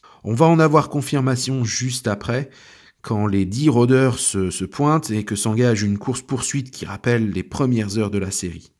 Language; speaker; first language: French; native; French